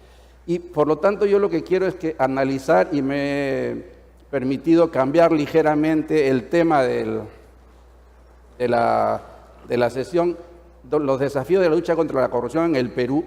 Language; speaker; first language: Spanish; native; Spanish